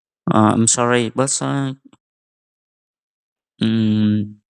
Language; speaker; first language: English; non-native, fluent; Vietnamese